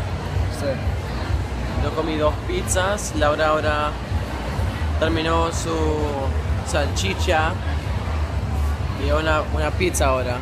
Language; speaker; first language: Spanish; non-native, learner; English